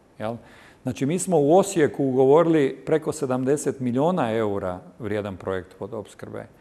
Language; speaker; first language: Croatian; native; Croatian